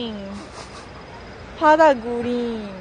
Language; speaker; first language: Korean; non-native, learner; Japanese